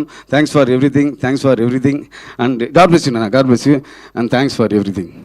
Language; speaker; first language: Telugu; early bilingual, other home language; Tamil